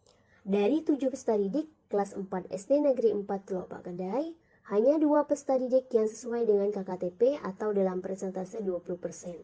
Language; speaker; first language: Indonesian; native; Indonesian